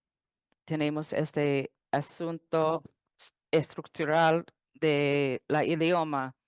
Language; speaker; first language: Spanish; non-native, fluent; English